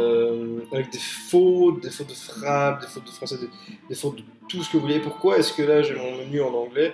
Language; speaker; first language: French; native; French